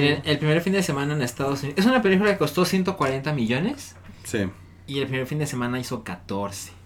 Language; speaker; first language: Spanish; native; Spanish